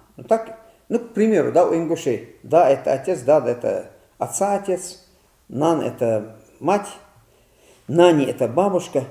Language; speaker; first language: Russian; non-native, local second language; Ingush